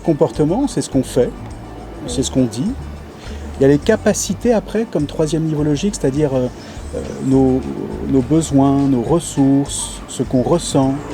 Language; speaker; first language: French; native; French